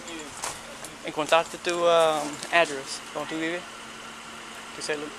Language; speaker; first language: Spanish; early bilingual, heritage; Spanish